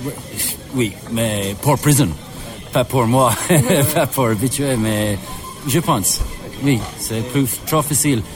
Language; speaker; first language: French; non-native, learner; English